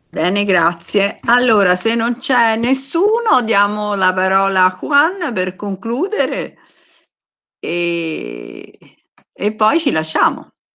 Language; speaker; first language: Italian; native; Italian